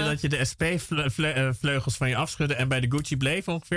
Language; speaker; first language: Dutch; native; Dutch